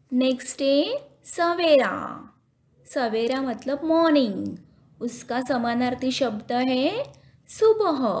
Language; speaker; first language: Hindi; non-native, local second language; Marathi